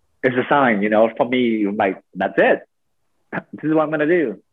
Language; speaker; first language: English; non-native, fluent; Vietnamese